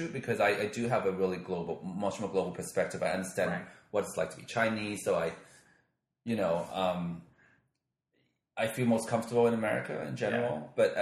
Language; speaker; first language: English; non-native, local second language; Cantonese